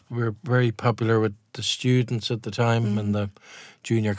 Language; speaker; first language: English; native; English